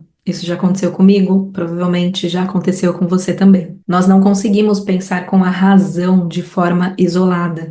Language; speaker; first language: Portuguese; native; Portuguese